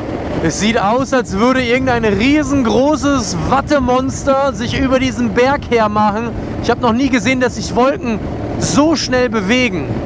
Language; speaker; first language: German; native; German